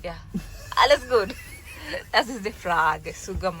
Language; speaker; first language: German; non-native, learner; Malayalam